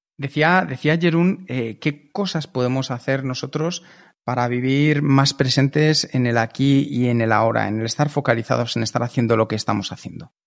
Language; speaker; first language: Spanish; native; Spanish